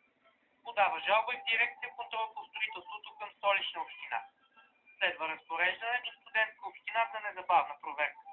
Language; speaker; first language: Bulgarian; native; Bulgarian